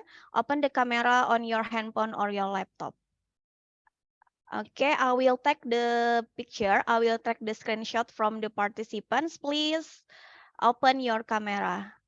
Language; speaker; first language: English; non-native, fluent; Indonesian